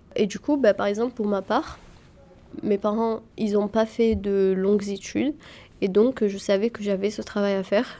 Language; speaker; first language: French; early bilingual, other home language; Arabic